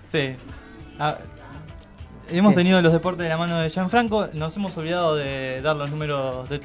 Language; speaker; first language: Spanish; native; Spanish